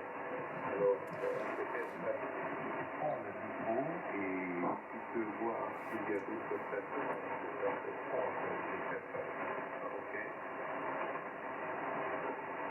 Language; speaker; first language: French; non-native, learner; German